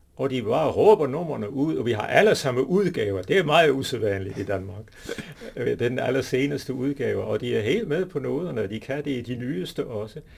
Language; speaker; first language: Danish; non-native, fluent; English